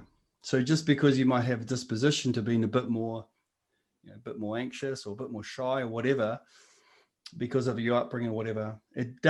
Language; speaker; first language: English; native; English